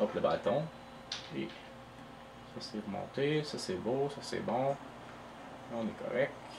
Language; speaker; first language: French; native; French